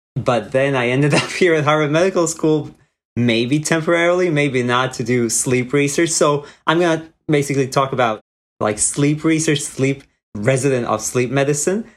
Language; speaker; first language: English; non-native, fluent; Croatian